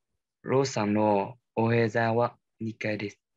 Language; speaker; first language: Japanese; non-native, learner; Vietnamese